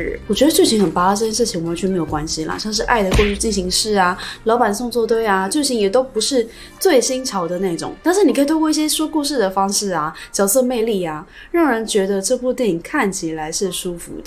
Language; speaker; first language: Chinese; native; Chinese